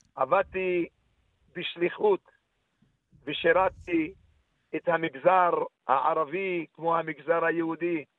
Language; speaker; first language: Hebrew; non-native, local second language; Arabic